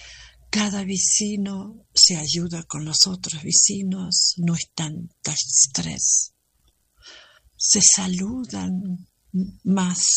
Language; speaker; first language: Spanish; non-native, learner; German